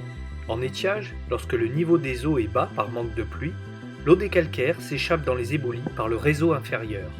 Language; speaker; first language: French; native; French